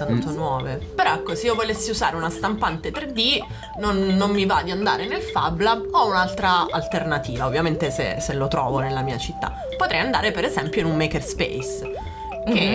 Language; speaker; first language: Italian; native; Italian